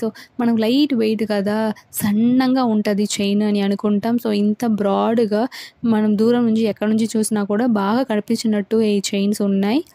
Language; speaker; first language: Telugu; non-native, local second language; Tamil